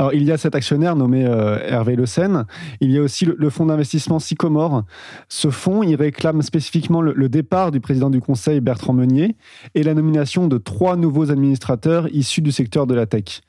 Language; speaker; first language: French; native; French